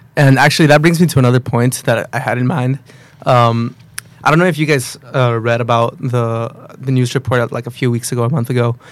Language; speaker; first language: English; early bilingual, other home language; Spanish